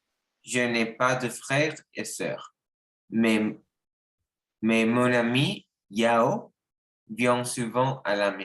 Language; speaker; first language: French; non-native, learner; Spanish